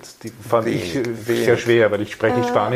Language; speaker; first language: German; native; German